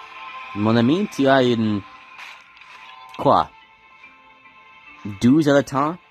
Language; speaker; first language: French; non-native, learner; English